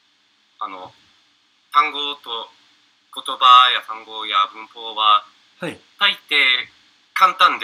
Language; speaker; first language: Japanese; non-native, learner; English